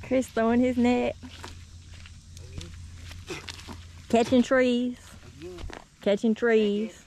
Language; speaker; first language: English; native; English